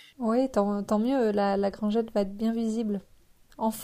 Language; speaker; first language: French; native; French